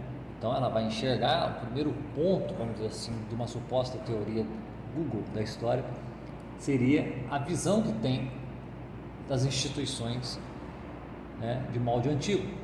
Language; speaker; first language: Portuguese; native; Portuguese